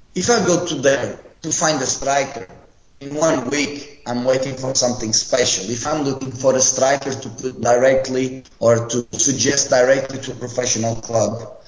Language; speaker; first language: English; non-native, fluent; Portuguese